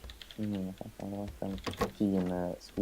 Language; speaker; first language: Swedish; native; Swedish